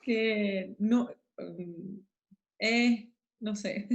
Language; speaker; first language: Spanish; non-native, learner; Russian